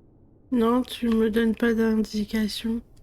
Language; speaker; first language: French; native; French